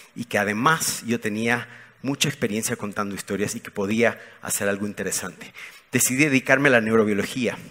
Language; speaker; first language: Spanish; native; Spanish